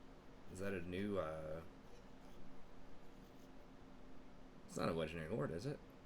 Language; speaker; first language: English; native; English